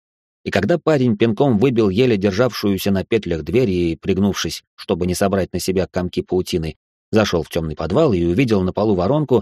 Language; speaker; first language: Russian; native; Russian